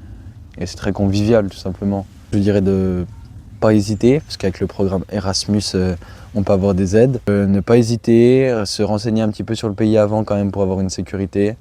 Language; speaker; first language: French; native; French